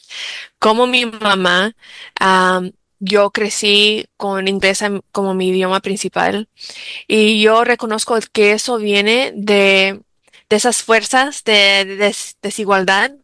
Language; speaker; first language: Spanish; early bilingual, heritage; English